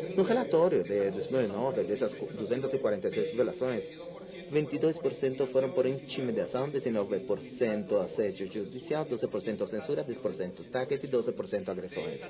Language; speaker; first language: Portuguese; non-native, fluent; Spanish